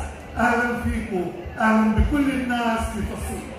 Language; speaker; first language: Arabic; native; Arabic